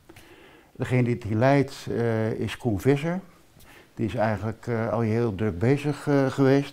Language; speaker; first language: Dutch; native; Dutch